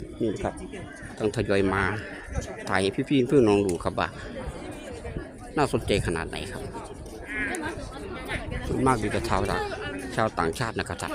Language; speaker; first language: Thai; native; Thai